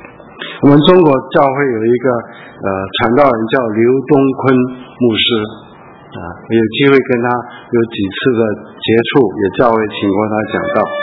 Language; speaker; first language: Chinese; early bilingual, heritage; Chinese